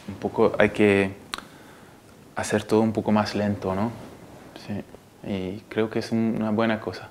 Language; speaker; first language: Spanish; early bilingual, heritage; Spanish